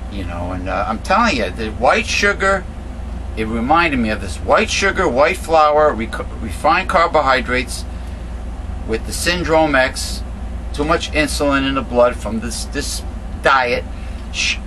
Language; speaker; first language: English; native; English